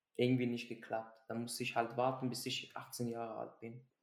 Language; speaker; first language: German; early bilingual, other home language; Persian